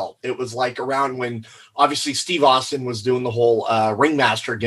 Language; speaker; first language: English; native; English